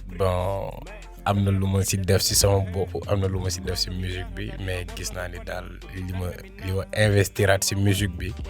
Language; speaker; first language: Wolof; non-native, local second language; Fula